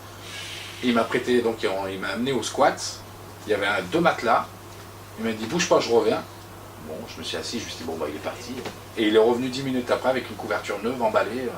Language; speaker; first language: French; native; French